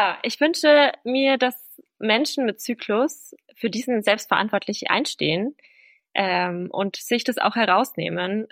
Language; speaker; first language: German; native; German